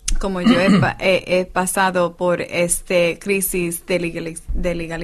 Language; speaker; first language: Spanish; non-native, fluent; English